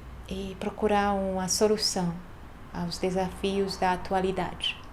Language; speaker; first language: Portuguese; non-native, fluent; Hungarian